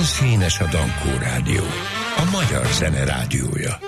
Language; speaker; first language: Hungarian; native; Hungarian